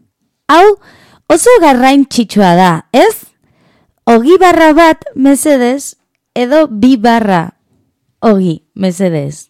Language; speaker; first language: Basque; non-native, learner; Spanish